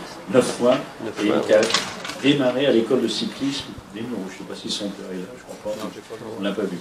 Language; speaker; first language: French; native; French